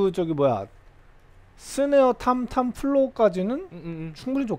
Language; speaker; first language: Korean; native; Korean